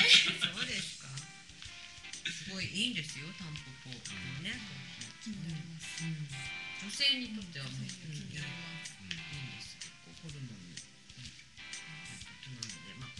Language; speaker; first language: Japanese; native; Japanese